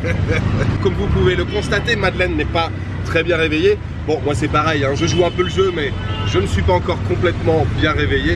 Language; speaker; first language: French; native; French